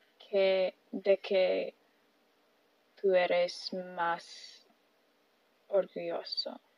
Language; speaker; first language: Spanish; early bilingual, heritage; Spanish